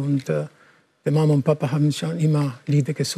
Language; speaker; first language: German; non-native, learner; Spanish